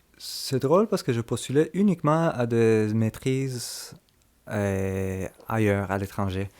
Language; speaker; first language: French; early bilingual, other home language; Spanish